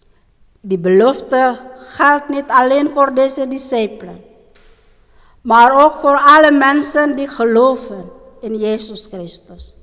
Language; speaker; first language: Dutch; non-native, learner; Indonesian